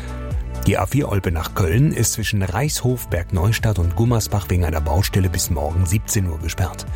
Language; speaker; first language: German; native; German